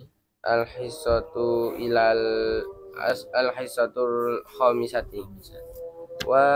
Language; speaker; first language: Arabic; non-native, learner; Indonesian